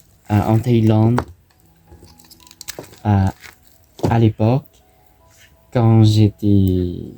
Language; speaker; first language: French; non-native, fluent; Thai